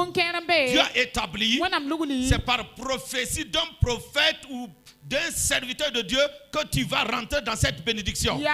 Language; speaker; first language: French; non-native, local second language; Mossi